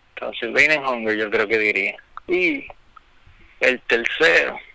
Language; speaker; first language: Spanish; native; Spanish